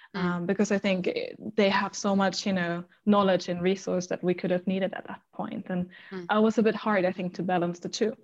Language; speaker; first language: English; non-native, fluent; German